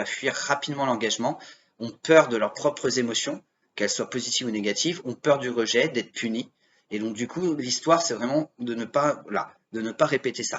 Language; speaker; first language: French; native; French